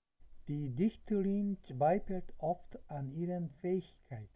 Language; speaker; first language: German; non-native, fluent; Korean